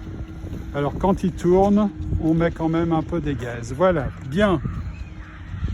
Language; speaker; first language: French; native; French